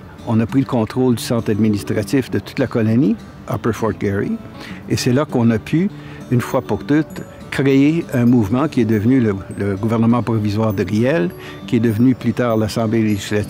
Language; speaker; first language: French; native; French